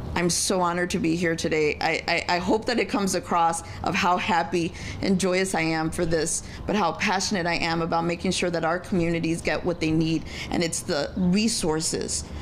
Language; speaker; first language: English; early bilingual, other home language; Spanish